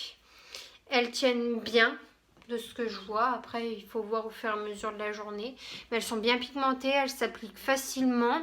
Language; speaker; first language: French; native; French